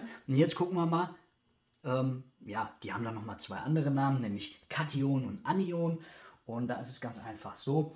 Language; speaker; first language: German; native; German